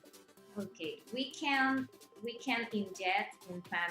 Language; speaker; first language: English; non-native, learner; Spanish